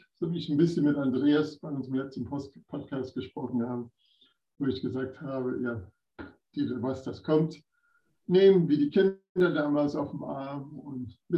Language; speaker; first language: German; non-native, fluent; English